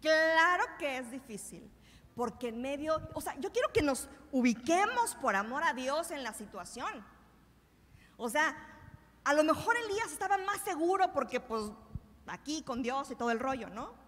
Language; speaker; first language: Spanish; native; Spanish